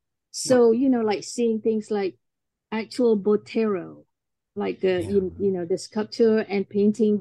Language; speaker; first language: English; non-native, local second language; Malay